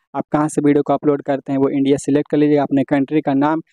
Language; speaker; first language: Hindi; native; Hindi